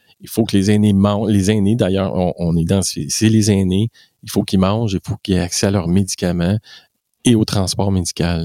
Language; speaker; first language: French; native; French